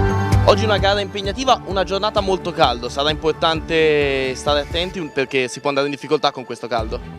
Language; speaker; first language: Italian; native; Italian